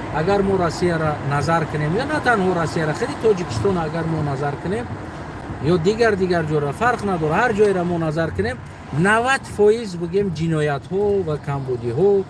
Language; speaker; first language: Persian; non-native, local second language; Uzbek